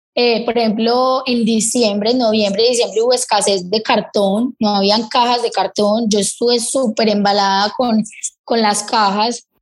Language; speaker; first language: Spanish; native; Spanish